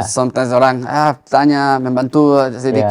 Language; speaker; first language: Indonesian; non-native, learner; Spanish